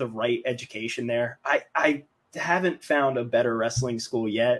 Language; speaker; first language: English; native; English